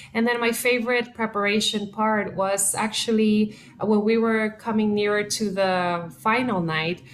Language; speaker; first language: English; non-native, local second language; Spanish